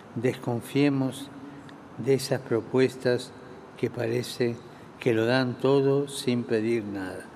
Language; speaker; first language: Spanish; native; Spanish